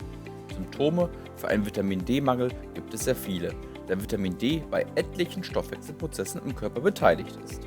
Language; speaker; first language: German; native; German